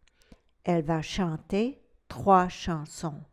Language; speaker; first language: French; non-native, fluent; English